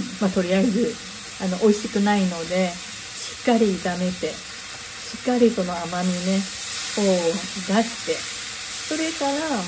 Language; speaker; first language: Japanese; non-native, learner; Chinese